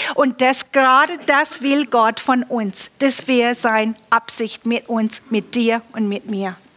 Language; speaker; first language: German; non-native, fluent; English